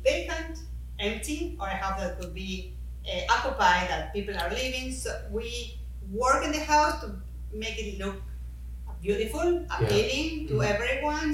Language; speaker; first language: English; non-native, fluent; Spanish